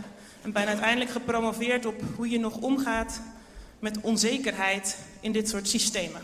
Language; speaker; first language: Dutch; native; Dutch